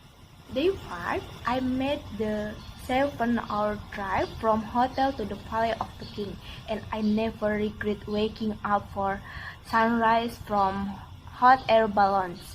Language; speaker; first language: English; non-native, learner; Indonesian